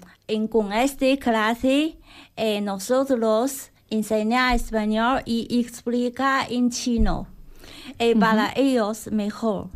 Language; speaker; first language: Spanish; non-native, learner; Chinese